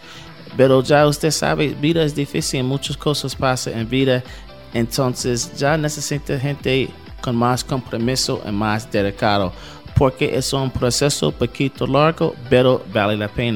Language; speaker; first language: Spanish; non-native, learner; English